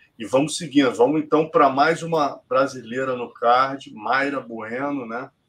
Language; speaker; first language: Portuguese; native; Portuguese